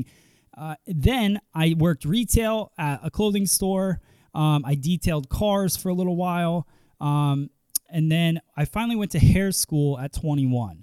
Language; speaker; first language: English; native; English